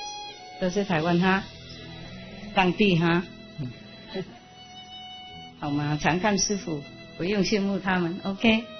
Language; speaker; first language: Chinese; non-native, fluent; Vietnamese